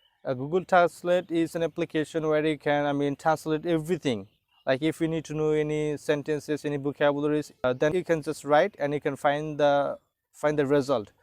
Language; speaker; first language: English; non-native, local second language; Bangla